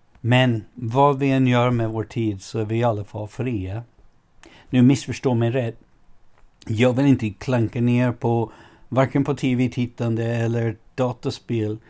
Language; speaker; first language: Swedish; non-native, fluent; English